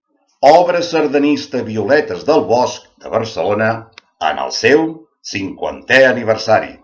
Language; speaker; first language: Catalan; native; Catalan